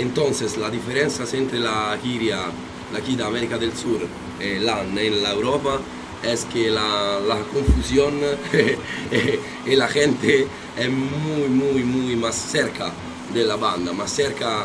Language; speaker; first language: Spanish; non-native, learner; Italian